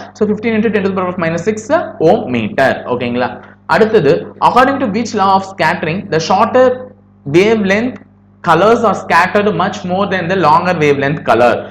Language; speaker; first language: English; non-native, local second language; Tamil